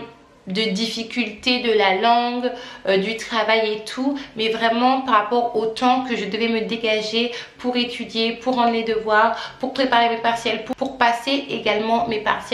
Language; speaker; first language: French; native; French